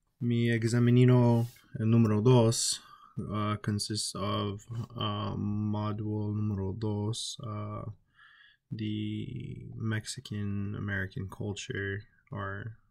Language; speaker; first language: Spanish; non-native, learner; English